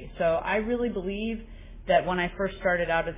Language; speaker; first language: English; native; English